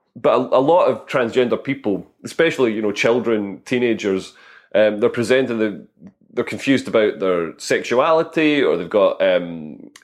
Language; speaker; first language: English; native; English